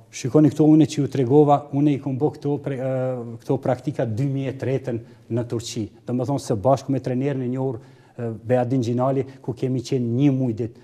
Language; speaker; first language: Albanian; native; Albanian